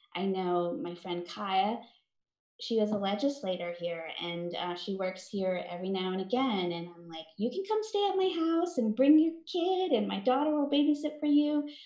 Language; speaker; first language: English; native; English